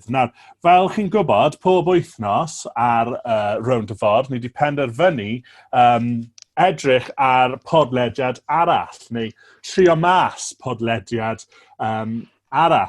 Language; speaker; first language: Welsh; native; Welsh